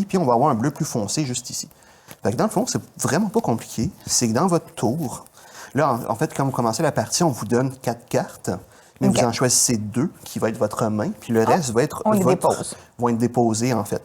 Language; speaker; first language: French; native; French